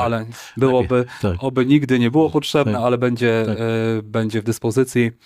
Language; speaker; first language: Polish; native; Polish